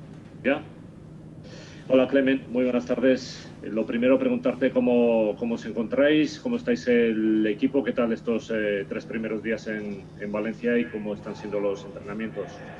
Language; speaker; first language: Spanish; native; Spanish